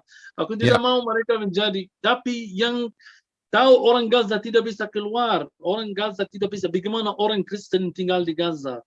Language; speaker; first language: Indonesian; non-native, fluent; Arabic